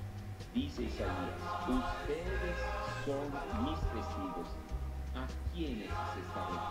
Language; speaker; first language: Spanish; non-native, fluent; Italian